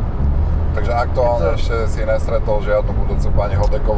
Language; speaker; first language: Slovak; native; Slovak